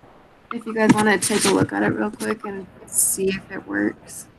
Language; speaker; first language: English; native; English